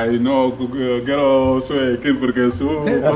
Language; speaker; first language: Basque; non-native, learner; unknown